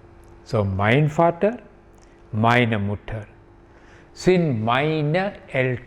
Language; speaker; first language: German; non-native, fluent; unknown